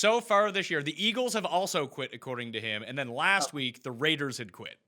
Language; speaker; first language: English; native; English